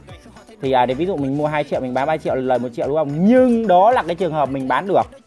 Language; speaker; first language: Vietnamese; native; Vietnamese